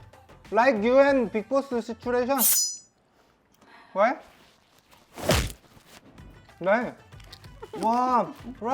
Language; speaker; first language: English; non-native, learner; Korean